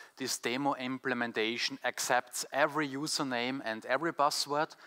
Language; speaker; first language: English; non-native, fluent; German